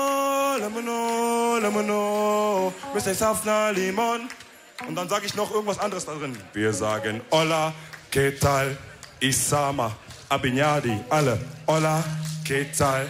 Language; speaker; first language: German; early bilingual, other home language; Wolof